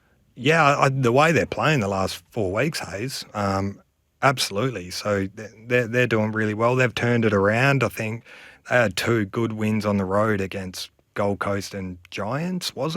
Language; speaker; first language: English; native; English